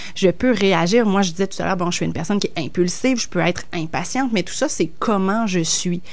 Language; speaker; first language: French; native; French